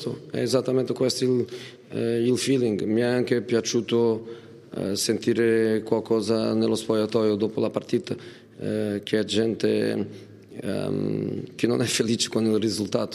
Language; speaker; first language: Italian; non-native, fluent; Portuguese